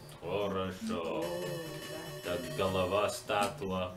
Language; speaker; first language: Russian; non-native, learner; English